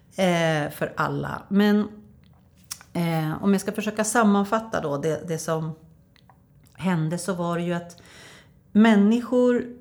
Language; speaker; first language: Swedish; native; Swedish